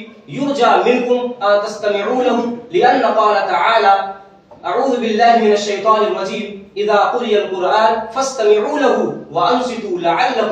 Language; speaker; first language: Arabic; non-native, fluent; Urdu